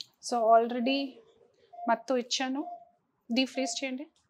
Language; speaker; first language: Telugu; non-native, fluent; Hindi